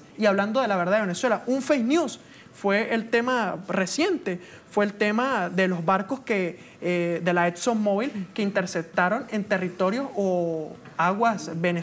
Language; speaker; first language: Spanish; native; Spanish